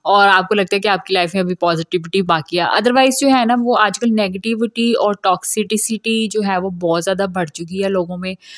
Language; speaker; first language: Urdu; non-native, local second language; Punjabi